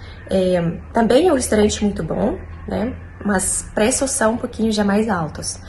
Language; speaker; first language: Portuguese; non-native, fluent; Russian